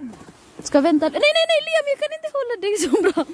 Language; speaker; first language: Swedish; non-native, learner; Cebuano